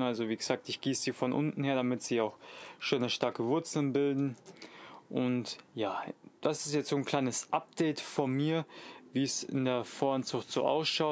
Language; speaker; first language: German; native; German